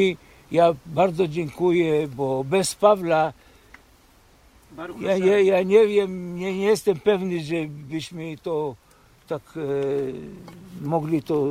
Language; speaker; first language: Polish; early bilingual, heritage; Polish